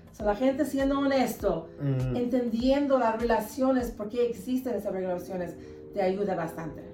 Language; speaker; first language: Spanish; early bilingual, heritage; Spanish